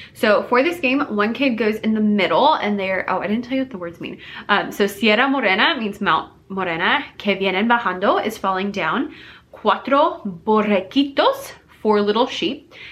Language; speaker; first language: English; native; English